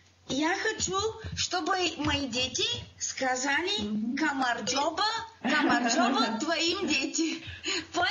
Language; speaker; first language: Russian; non-native, learner; Bulgarian